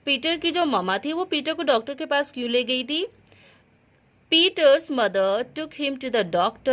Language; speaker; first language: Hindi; native; Hindi